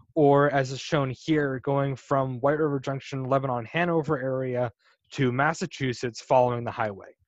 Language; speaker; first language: English; native; English